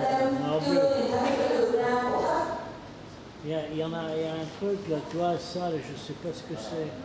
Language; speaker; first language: French; native; French